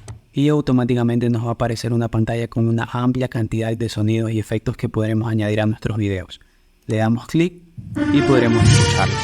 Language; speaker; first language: Spanish; native; Spanish